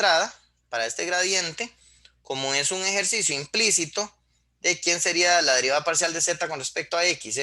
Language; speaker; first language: Spanish; native; Spanish